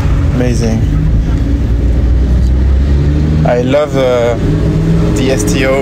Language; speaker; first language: English; non-native, learner; French